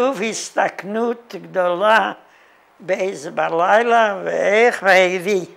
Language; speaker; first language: Hebrew; non-native, fluent; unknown